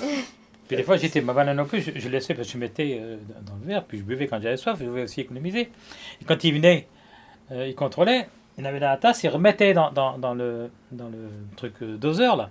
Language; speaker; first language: French; native; French